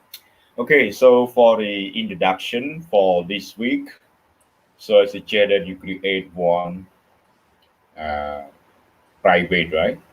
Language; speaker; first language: English; non-native, fluent; Khmer